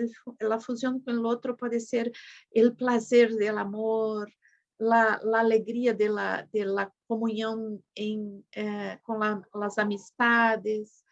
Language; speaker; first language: Spanish; non-native, fluent; Portuguese